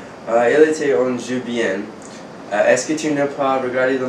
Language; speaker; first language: French; non-native, learner; English